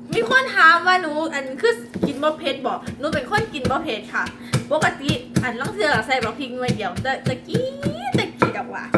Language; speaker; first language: Thai; native; Thai